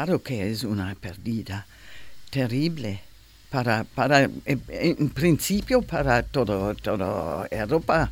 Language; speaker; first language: Spanish; non-native, learner; German